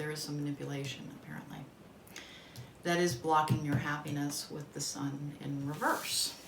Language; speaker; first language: English; native; English